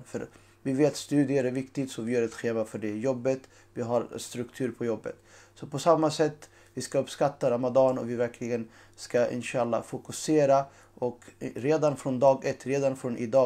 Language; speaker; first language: Swedish; non-native, fluent; Urdu